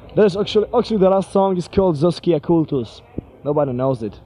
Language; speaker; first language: English; non-native, fluent; Polish